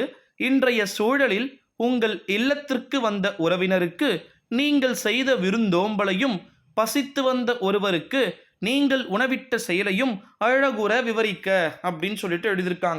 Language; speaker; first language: Tamil; native; Tamil